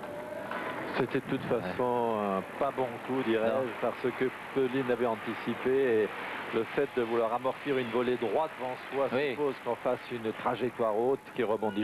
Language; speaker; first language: French; native; French